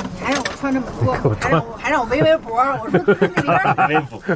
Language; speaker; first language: Chinese; native; Chinese